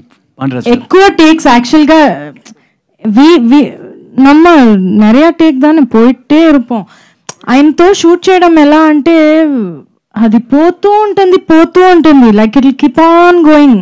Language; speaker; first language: Telugu; non-native, fluent; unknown